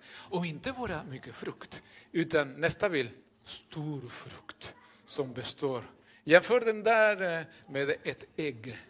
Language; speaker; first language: Swedish; non-native, fluent; Spanish